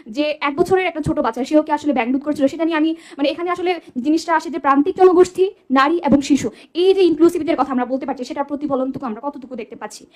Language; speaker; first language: Bangla; non-native, local second language; Chakma